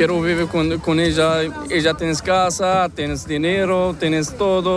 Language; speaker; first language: Spanish; non-native, learner; Arabic